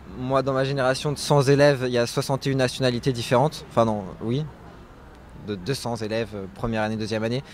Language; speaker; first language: French; native; French